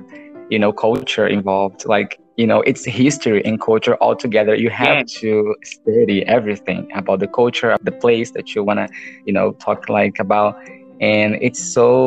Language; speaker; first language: English; non-native, fluent; Portuguese